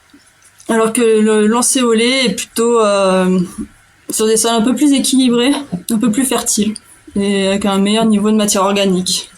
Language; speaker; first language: French; native; French